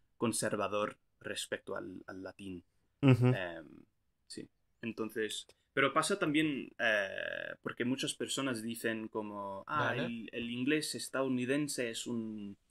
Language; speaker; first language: Spanish; non-native, fluent; English